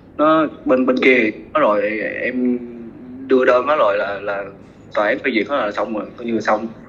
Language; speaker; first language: Vietnamese; native; Vietnamese